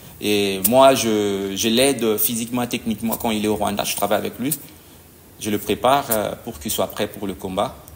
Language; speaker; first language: French; non-native, local second language; Lingala